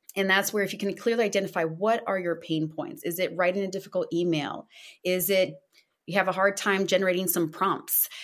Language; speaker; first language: English; non-native, fluent; Portuguese